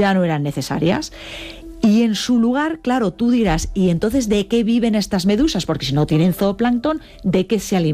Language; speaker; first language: Spanish; native; Spanish